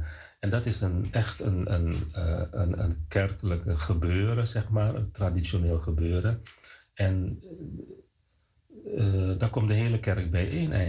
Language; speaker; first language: Dutch; non-native, fluent; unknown